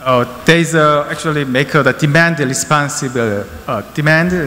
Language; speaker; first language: English; non-native, learner; Korean